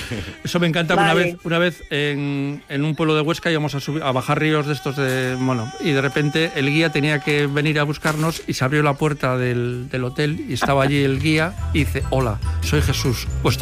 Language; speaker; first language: Spanish; native; Spanish